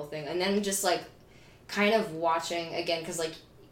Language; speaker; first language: English; native; English